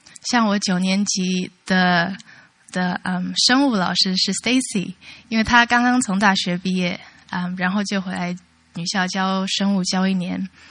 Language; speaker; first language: Chinese; early bilingual, heritage; Chinese